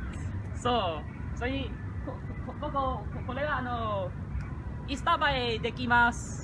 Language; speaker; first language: Japanese; non-native, learner; Malay